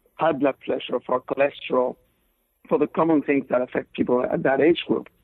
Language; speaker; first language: English; non-native, fluent; Spanish